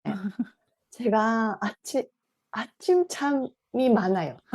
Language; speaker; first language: Korean; non-native, fluent; Japanese